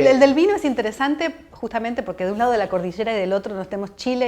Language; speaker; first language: Spanish; native; Spanish